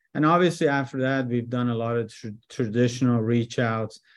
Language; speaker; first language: English; early bilingual, other home language; Persian